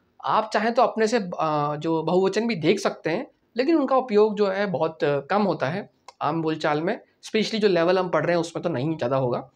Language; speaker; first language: Hindi; native; Hindi